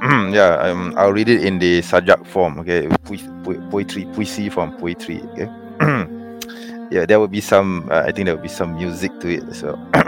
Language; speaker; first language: English; non-native, local second language; Malay